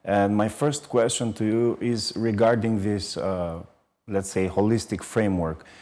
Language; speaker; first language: English; non-native, fluent; Albanian